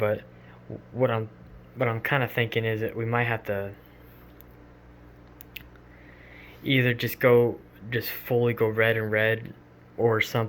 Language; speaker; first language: English; native; English